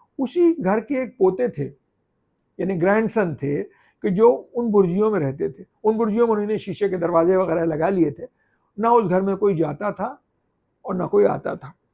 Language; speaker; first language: Urdu; native; Urdu